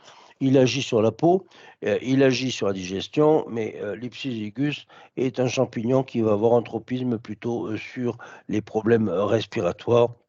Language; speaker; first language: French; native; French